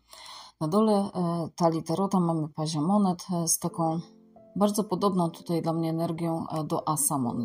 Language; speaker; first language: Polish; native; Polish